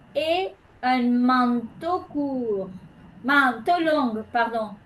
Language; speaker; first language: French; non-native, fluent; Spanish